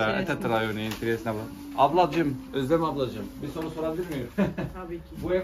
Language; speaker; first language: Russian; non-native, learner; Turkish